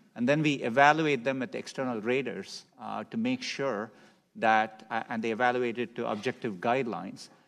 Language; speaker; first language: English; non-native, local second language; Tamil